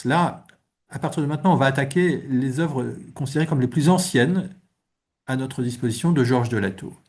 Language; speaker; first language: French; native; French